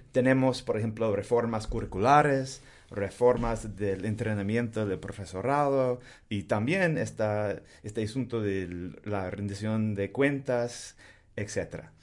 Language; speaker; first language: Spanish; non-native, fluent; English